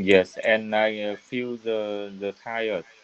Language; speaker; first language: English; non-native, learner; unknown